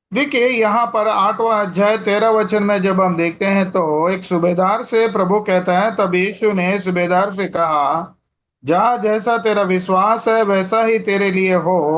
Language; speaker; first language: Hindi; non-native, local second language; Telugu